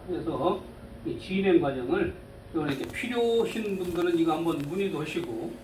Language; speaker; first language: Korean; native; Korean